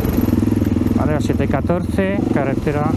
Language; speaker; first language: Spanish; native; Spanish